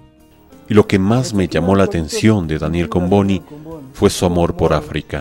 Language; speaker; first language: Spanish; non-native, fluent; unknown